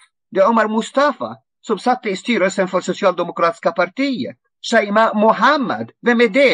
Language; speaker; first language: Swedish; non-native, fluent; Arabic